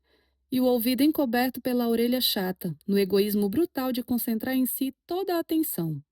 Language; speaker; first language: Portuguese; native; Portuguese